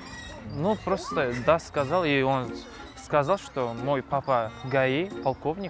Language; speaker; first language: Russian; non-native, local second language; Kazakh